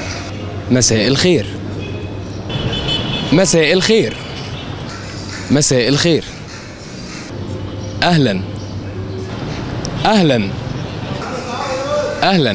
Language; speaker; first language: Arabic; non-native, learner; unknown